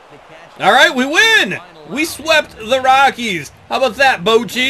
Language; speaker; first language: English; native; English